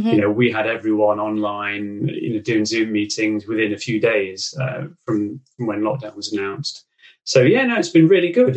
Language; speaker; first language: English; native; English